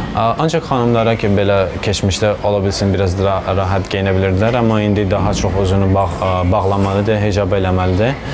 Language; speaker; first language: Azerbaijani; non-native, fluent; Persian